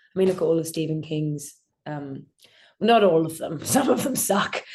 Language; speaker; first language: English; native; English